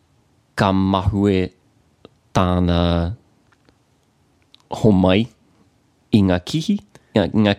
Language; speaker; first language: Māori; non-native, local second language; English